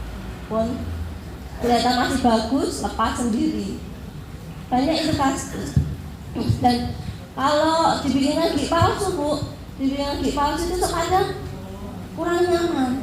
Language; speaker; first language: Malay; non-native, local second language; Javanese